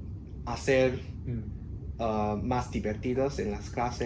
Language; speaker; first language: Spanish; non-native, learner; Cantonese